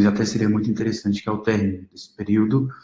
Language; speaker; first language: Portuguese; native; Portuguese